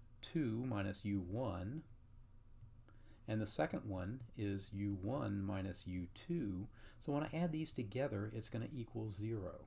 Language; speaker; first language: English; native; English